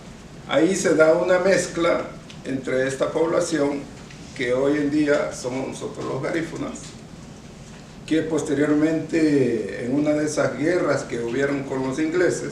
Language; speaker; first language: Spanish; non-native, local second language; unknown